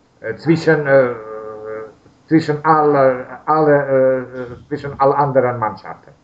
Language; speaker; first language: German; non-native, learner; Russian